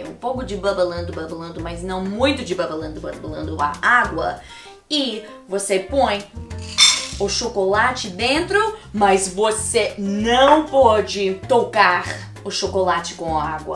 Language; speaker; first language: Portuguese; non-native, fluent; English